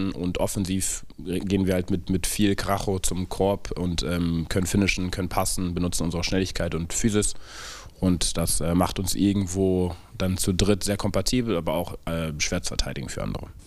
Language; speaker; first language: German; native; German